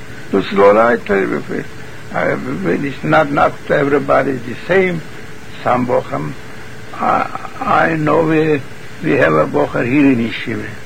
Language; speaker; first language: English; non-native, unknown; Yiddish